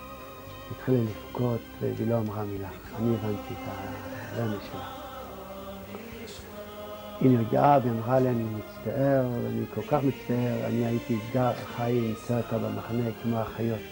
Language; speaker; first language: Hebrew; non-native, fluent; Yiddish